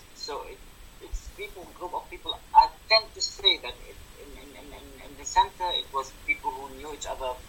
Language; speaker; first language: English; non-native, fluent; Arabic